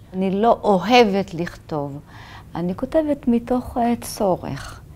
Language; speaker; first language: Hebrew; native; Hebrew